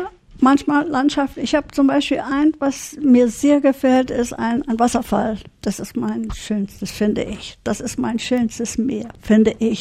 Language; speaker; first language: German; early bilingual, heritage; German